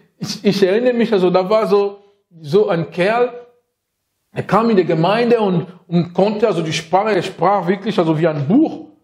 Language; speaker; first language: German; non-native, fluent; French